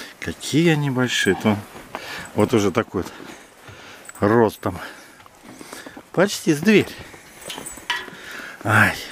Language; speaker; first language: Russian; native; Russian